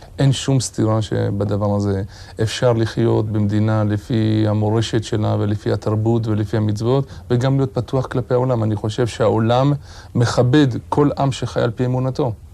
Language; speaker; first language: Hebrew; early bilingual, other home language; Arabic